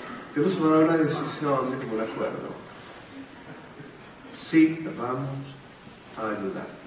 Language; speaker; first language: Spanish; native; Spanish